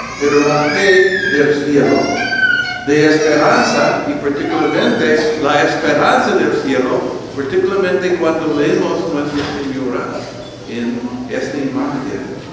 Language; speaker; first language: Spanish; non-native, fluent; English